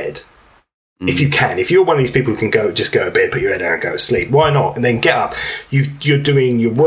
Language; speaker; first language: English; native; English